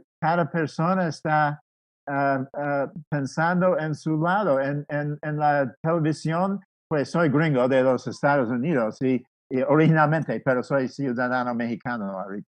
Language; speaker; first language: Spanish; non-native, fluent; English